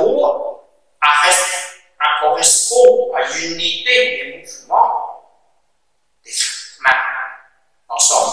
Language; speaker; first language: French; non-native, learner; Chinese